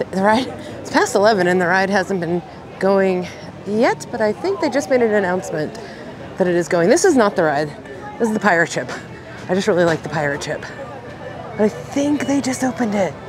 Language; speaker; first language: English; native; English